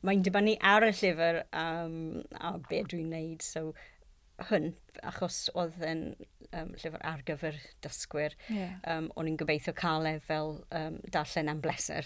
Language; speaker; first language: Welsh; non-native, local second language; English